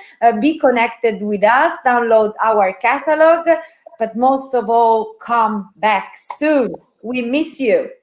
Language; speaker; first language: English; non-native, fluent; Italian